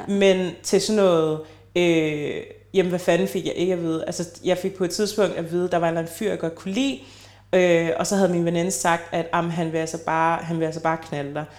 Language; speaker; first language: Danish; native; Danish